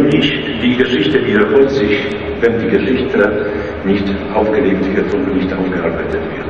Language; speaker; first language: German; non-native, fluent; Polish